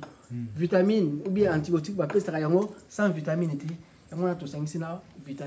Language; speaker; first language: French; non-native, local second language; Lingala